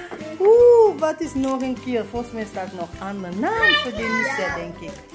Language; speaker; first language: Dutch; early bilingual, other home language; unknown